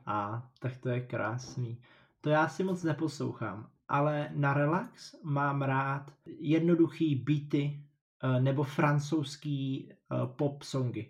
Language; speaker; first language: Czech; non-native, fluent; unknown